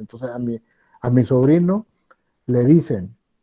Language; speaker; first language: Spanish; native; Spanish